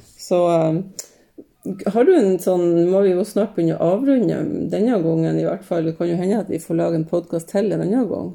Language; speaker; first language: Norwegian; native; Norwegian